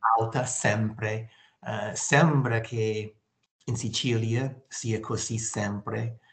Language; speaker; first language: Italian; non-native, learner; English